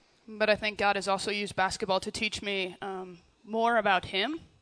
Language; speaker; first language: English; native; English